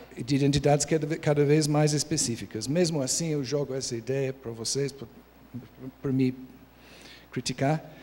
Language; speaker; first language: Portuguese; non-native, fluent; English